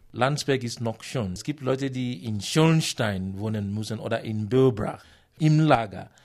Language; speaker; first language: German; non-native, fluent; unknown